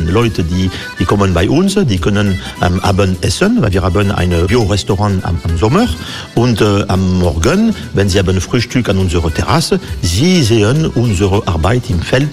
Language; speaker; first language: German; non-native, learner; French